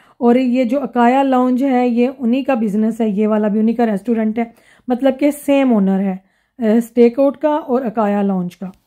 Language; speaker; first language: Urdu; non-native, local second language; Punjabi